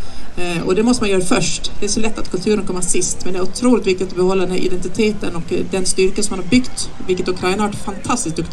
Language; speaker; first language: Swedish; native; Swedish